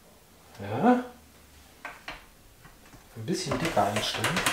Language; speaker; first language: German; native; German